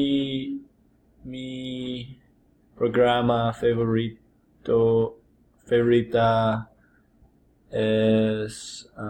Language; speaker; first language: Spanish; non-native, learner; English